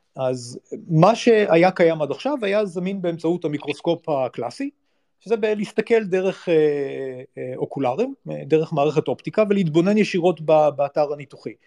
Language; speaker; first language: Hebrew; native; Hebrew